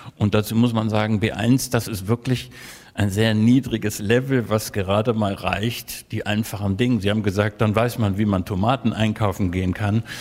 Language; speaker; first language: German; native; German